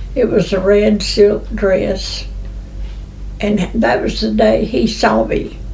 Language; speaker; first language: English; native; English